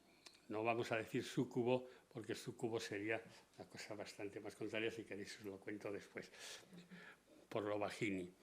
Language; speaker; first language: Spanish; native; Spanish